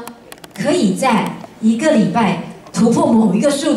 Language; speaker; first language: Chinese; native; Chinese